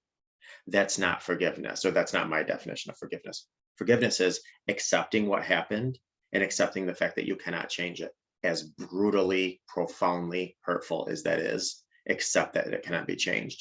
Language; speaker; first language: English; native; English